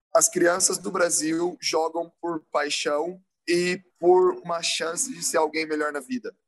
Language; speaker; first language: Portuguese; native; Portuguese